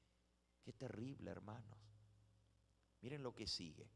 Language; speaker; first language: Spanish; native; Spanish